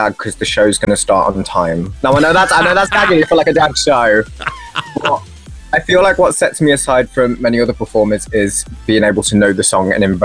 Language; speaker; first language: English; native; English